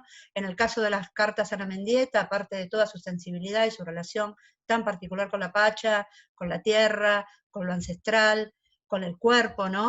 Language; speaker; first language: Spanish; native; Spanish